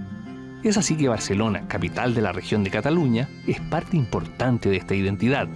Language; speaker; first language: Spanish; native; Spanish